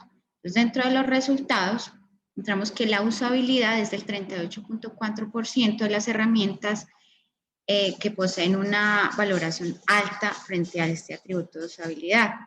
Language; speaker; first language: Spanish; native; Spanish